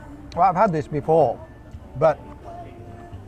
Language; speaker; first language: English; native; English